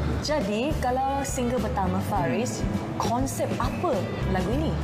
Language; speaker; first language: Malay; native; Malay